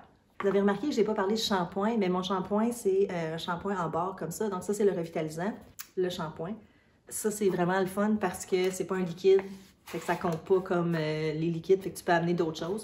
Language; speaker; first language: French; native; French